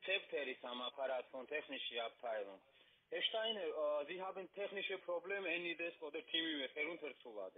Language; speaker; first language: German; non-native, learner; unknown